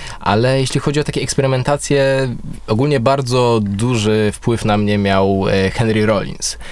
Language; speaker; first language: Polish; native; Polish